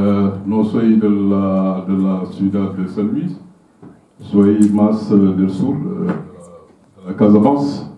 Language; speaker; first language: Spanish; non-native, fluent; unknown